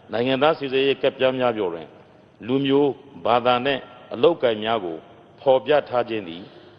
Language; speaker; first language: Burmese; non-native, local second language; Rohingya